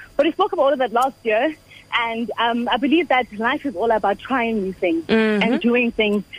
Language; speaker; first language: English; non-native, local second language; Xhosa